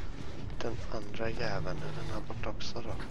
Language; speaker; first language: Swedish; native; Swedish